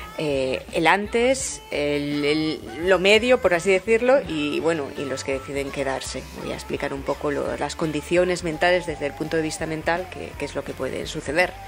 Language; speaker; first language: Spanish; native; Spanish